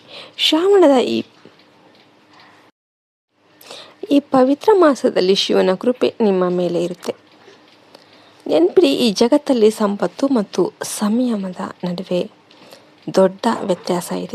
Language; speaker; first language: Kannada; native; Kannada